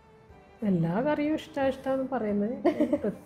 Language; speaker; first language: Malayalam; native; Malayalam